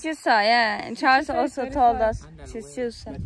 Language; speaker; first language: English; non-native, learner; Turkish